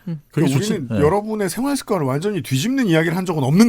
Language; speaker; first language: Korean; native; Korean